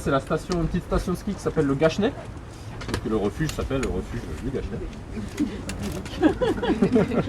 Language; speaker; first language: French; native; French